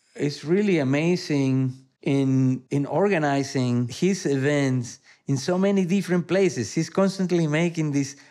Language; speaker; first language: English; non-native, fluent; Spanish